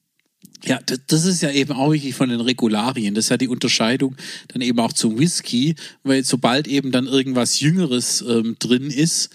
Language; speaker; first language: German; native; German